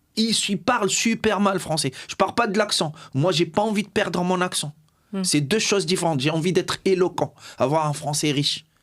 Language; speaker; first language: French; non-native, local second language; Arabic